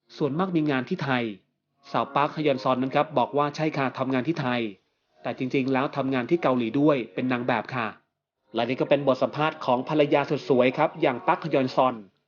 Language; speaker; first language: Thai; native; Thai